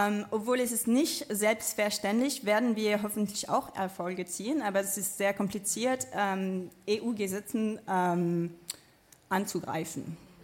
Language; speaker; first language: German; non-native, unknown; French